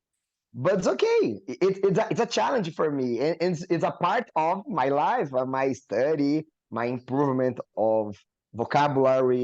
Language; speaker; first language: English; non-native, learner; Portuguese